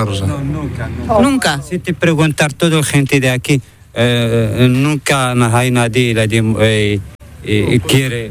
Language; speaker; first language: Spanish; non-native, learner; Arabic